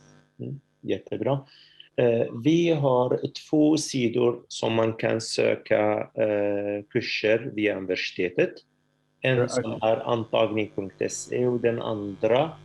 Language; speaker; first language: Swedish; non-native, fluent; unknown